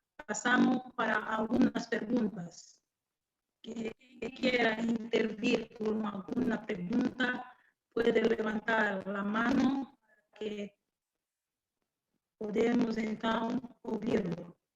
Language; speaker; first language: Spanish; non-native, fluent; Portuguese